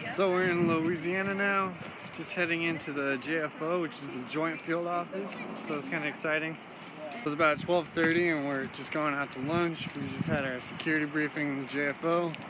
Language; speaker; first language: English; native; English